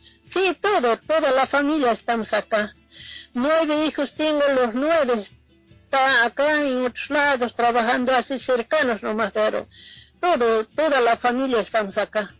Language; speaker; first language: Spanish; non-native, local second language; Quechua